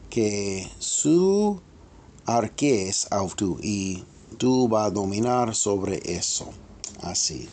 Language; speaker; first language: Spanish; non-native, fluent; English